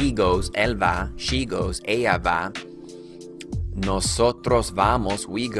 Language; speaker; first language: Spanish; early bilingual, heritage; Spanish